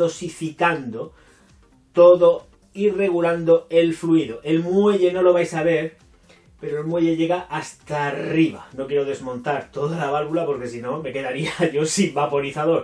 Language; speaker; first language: Spanish; native; Spanish